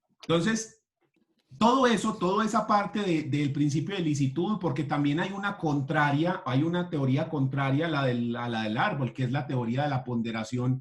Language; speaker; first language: Spanish; native; Spanish